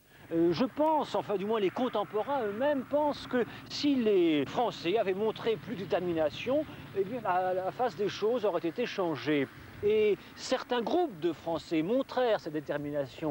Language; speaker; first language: French; native; French